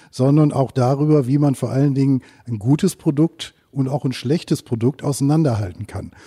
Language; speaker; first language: German; native; German